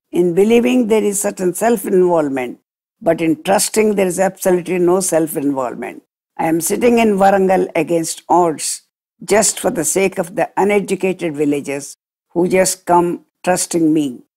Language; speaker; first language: English; non-native, local second language; Telugu